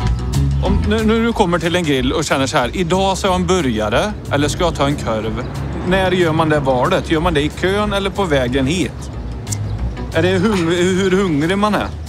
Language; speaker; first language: Swedish; native; Swedish